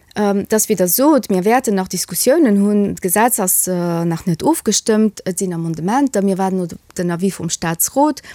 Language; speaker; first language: Luxembourgish; early bilingual, other home language; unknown